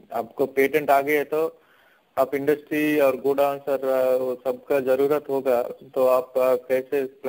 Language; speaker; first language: Hindi; non-native, local second language; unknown